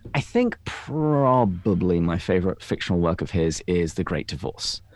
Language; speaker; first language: English; native; English